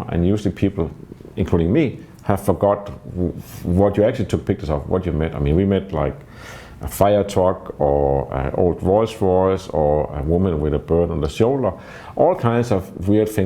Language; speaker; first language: English; non-native, fluent; Danish